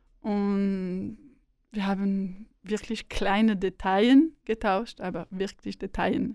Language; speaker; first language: German; non-native, learner; French